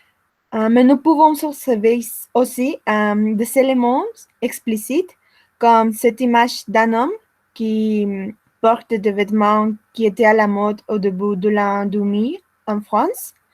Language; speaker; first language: French; non-native, learner; Spanish